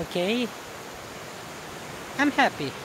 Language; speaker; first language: English; non-native, learner; Thai